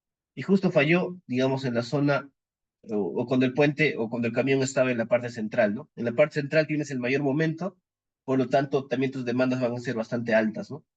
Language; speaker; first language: Spanish; native; Spanish